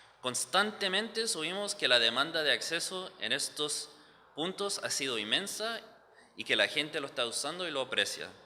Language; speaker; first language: Spanish; early bilingual, heritage; English